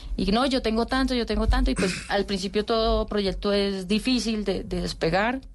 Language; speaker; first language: Spanish; native; Spanish